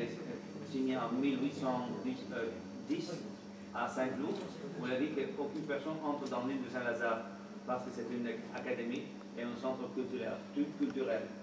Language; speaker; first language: French; non-native, learner; Armenian